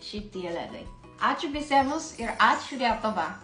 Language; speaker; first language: Lithuanian; non-native, learner; Japanese